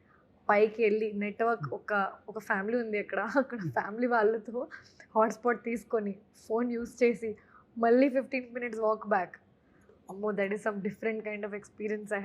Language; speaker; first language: Telugu; non-native, fluent; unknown